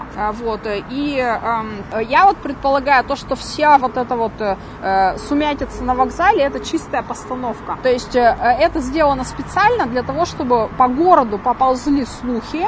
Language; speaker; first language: Russian; native; Russian